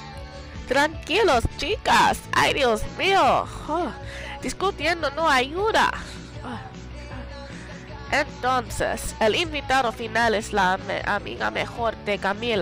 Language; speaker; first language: Spanish; non-native, learner; English